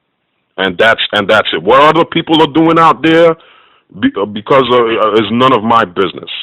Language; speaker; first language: English; native; English